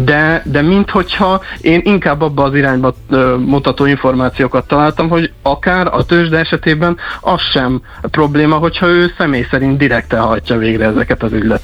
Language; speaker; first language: Hungarian; native; Hungarian